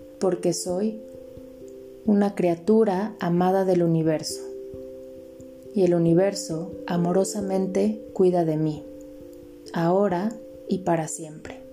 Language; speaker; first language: Spanish; native; Spanish